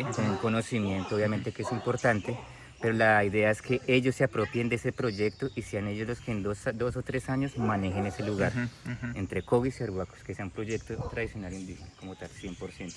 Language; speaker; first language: Spanish; native; Spanish